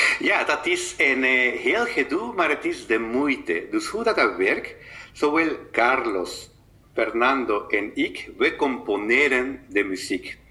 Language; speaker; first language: Dutch; non-native, fluent; Spanish